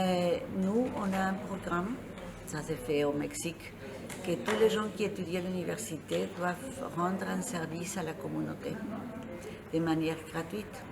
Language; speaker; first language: French; non-native, fluent; Spanish